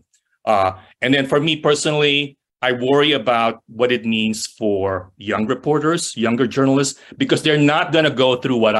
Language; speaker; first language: English; non-native, local second language; Filipino